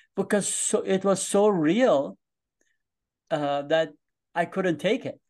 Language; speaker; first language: English; non-native, fluent; Persian